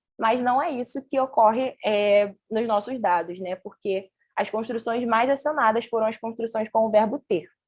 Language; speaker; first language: Portuguese; native; Portuguese